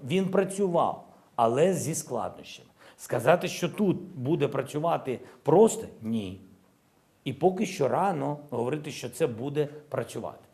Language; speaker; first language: Ukrainian; non-native, local second language; Russian